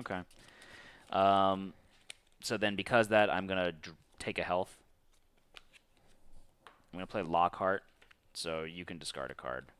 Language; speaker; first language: English; native; English